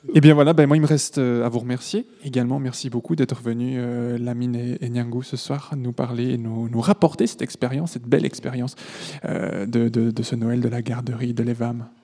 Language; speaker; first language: French; native; French